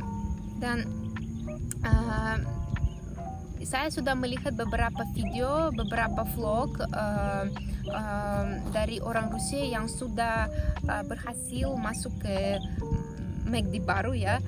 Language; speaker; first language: Indonesian; non-native, fluent; Russian